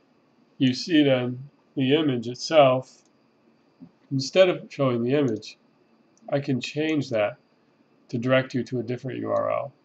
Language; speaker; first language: English; native; English